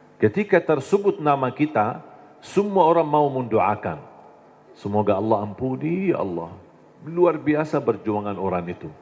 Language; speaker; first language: Indonesian; non-native, fluent; Arabic